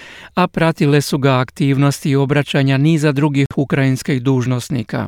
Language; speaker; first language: Croatian; native; Croatian